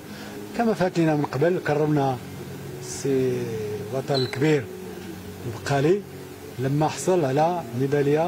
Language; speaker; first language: Arabic; native; Arabic